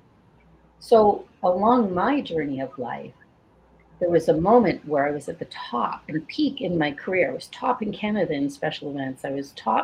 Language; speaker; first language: English; native; English